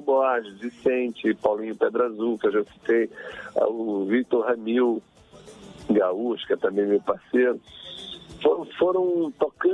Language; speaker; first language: Portuguese; native; Portuguese